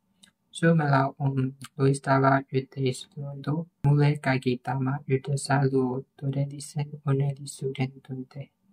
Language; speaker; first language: Finnish; non-native, learner; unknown